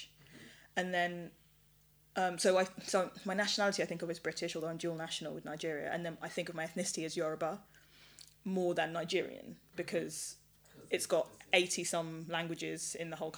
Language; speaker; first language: English; early bilingual, other home language; Yoruba